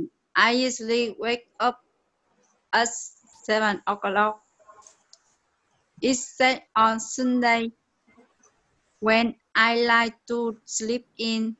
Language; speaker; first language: English; non-native, learner; Vietnamese